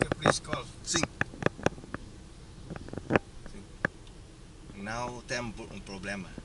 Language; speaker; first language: Portuguese; non-native, learner; Vietnamese